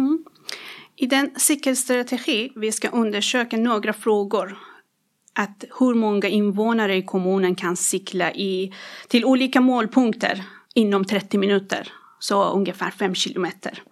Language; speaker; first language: Swedish; non-native, fluent; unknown